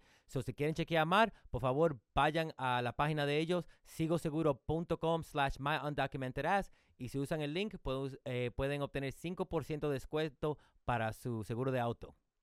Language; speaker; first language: Spanish; early bilingual, heritage; Spanish